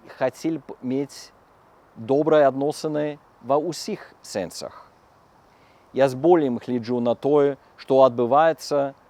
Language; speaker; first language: Belarusian; non-native, learner; German